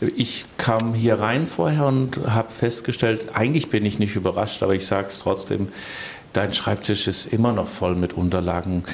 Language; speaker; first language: German; non-native, fluent; Danish